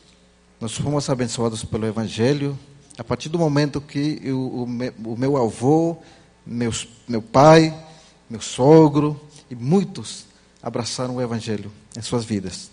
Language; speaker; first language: Portuguese; non-native, local second language; Ticuna